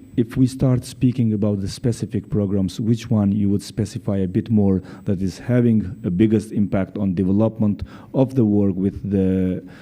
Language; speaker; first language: English; non-native, fluent; Albanian